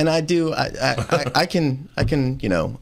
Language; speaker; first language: English; native; English